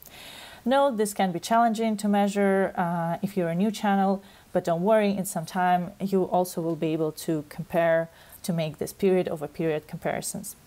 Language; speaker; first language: English; non-native, fluent; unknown